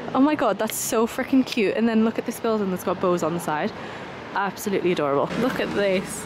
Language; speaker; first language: English; native; English